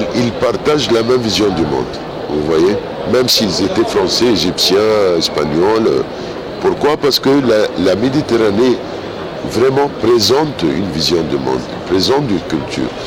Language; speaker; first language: French; non-native, fluent; Arabic